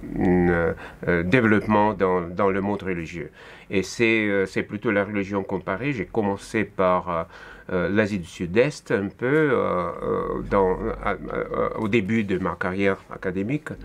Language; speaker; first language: French; non-native, fluent; Russian